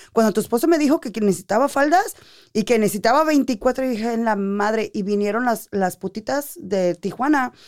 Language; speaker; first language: Spanish; early bilingual, heritage; Spanish